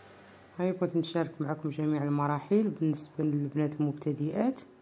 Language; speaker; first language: Arabic; native; Arabic